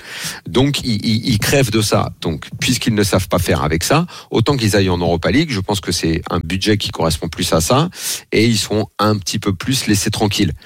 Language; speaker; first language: French; native; French